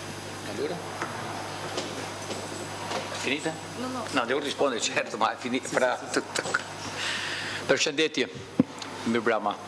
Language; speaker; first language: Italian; non-native, fluent; Portuguese